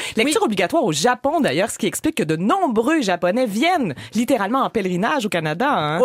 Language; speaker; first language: French; native; French